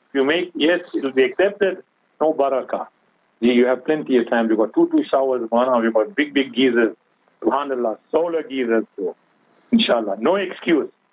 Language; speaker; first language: English; native; English